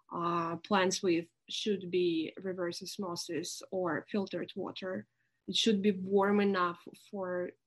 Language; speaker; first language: English; non-native, fluent; Russian